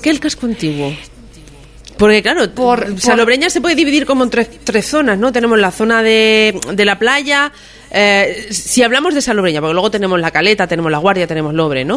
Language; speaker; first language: Spanish; native; Spanish